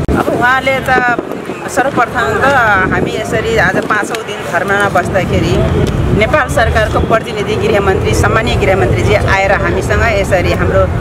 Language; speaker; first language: Nepali; non-native, local second language; Rana Tharu